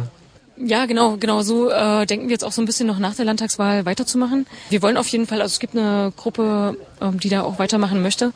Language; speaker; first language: German; native; German